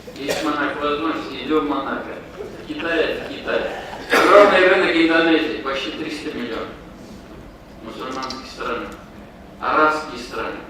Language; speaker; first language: Russian; non-native, local second language; Tatar